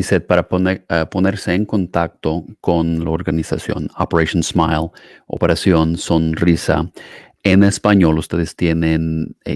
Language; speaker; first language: Spanish; non-native, fluent; English